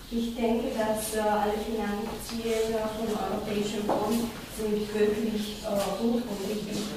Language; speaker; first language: German; non-native, fluent; Slovak